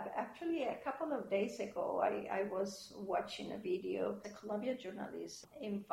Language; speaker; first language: English; non-native, fluent; Spanish